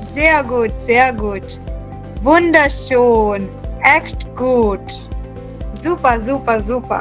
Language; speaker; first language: German; non-native, fluent; Hindi